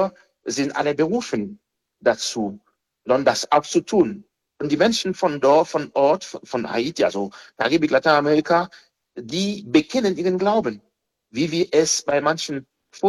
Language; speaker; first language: German; non-native, fluent; Haitian Creole